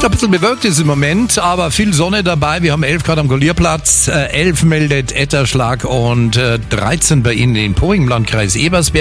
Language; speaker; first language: German; native; German